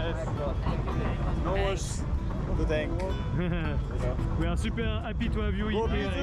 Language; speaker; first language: English; non-native, learner; French